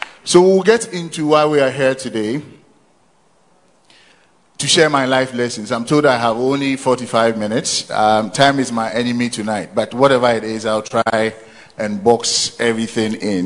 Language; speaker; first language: English; non-native, local second language; Akan